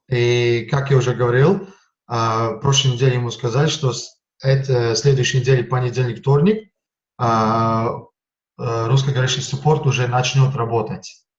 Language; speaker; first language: Russian; non-native, fluent; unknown